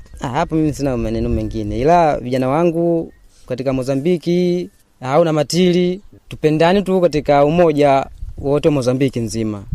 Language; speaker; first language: Swahili; non-native, local second language; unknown